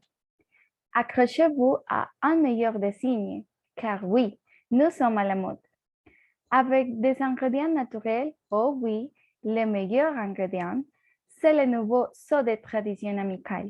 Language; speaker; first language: French; non-native, learner; Spanish